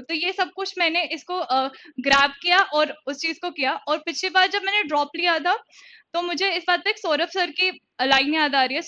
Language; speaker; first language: Hindi; native; Hindi